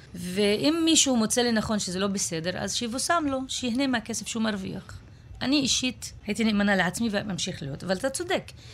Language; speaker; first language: Hebrew; non-native, local second language; Arabic